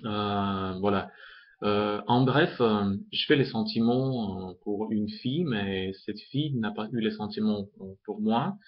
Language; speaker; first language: French; non-native, fluent; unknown